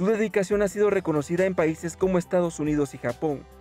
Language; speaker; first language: Spanish; native; Spanish